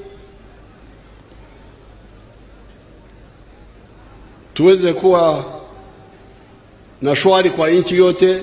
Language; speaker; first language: Swahili; non-native, local second language; Nyankole